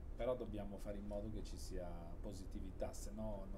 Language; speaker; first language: Italian; native; Italian